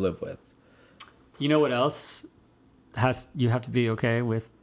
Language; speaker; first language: English; native; English